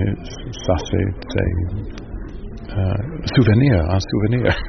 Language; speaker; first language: French; non-native, learner; English